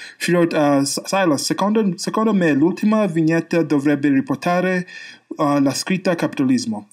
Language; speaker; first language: Italian; non-native, learner; English